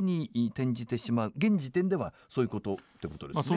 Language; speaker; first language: Japanese; native; Japanese